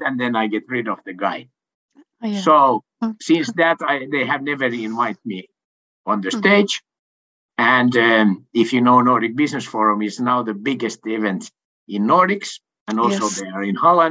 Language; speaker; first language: English; non-native, fluent; Swedish